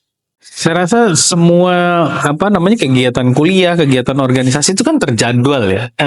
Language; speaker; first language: Indonesian; native; Indonesian